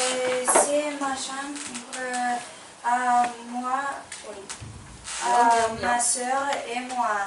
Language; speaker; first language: French; non-native, learner; Ukrainian